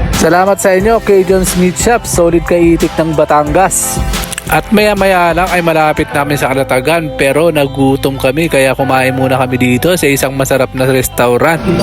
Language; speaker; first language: Filipino; non-native, local second language; Waray